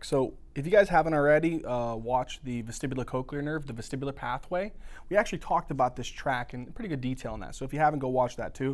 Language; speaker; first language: English; native; English